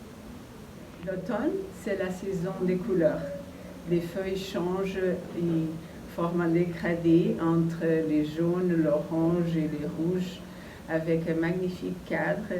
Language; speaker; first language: French; non-native, fluent; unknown